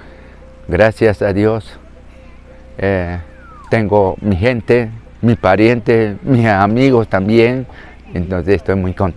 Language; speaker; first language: Spanish; non-native, local second language; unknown